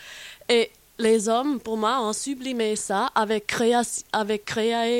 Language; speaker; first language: French; non-native, fluent; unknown